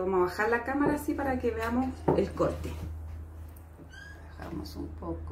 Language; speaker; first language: Spanish; native; Spanish